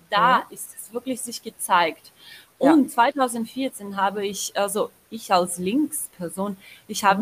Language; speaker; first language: German; non-native, learner; Portuguese